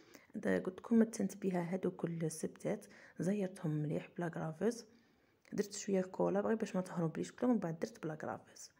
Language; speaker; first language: Arabic; native; Arabic